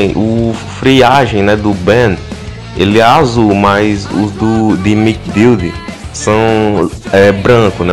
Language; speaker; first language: Portuguese; native; Portuguese